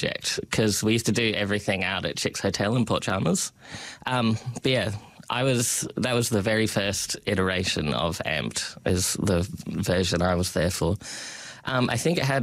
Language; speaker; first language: English; native; English